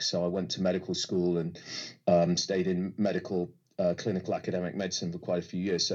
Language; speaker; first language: English; native; English